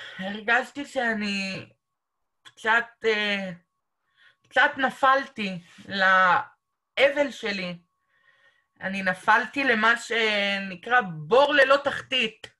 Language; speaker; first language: Hebrew; native; Hebrew